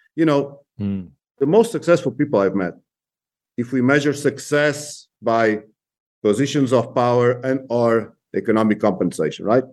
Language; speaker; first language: English; non-native, fluent; Portuguese